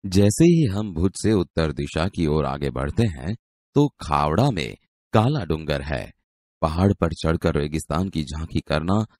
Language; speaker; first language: Hindi; non-native, local second language; Gujarati